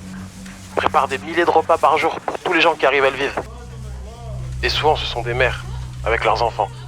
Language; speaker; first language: French; native; French